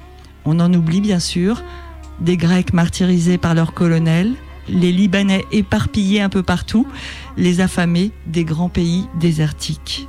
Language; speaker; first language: French; native; French